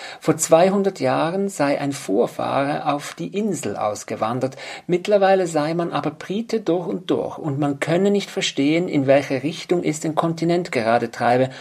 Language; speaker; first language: German; native; German